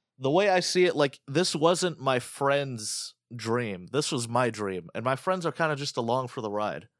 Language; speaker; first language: English; early bilingual, other home language; Arabic